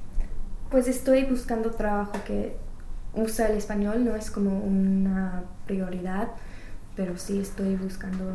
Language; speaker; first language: Spanish; non-native, learner; English